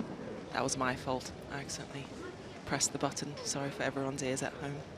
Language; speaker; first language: English; native; English